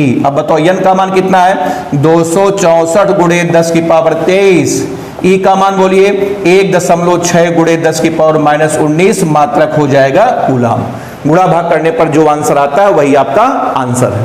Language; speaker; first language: Hindi; native; Hindi